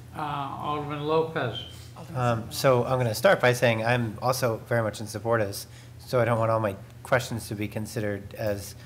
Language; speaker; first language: English; native; English